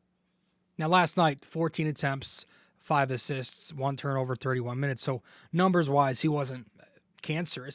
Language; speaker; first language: English; native; English